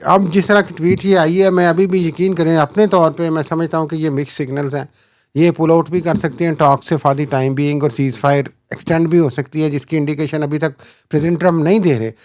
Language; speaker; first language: Urdu; non-native, local second language; Punjabi